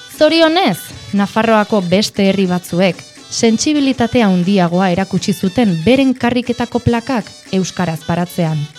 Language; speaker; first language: Basque; native; Basque